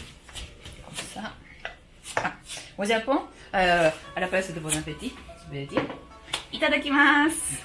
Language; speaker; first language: French; non-native, learner; Japanese